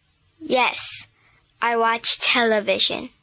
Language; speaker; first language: English; non-native, learner; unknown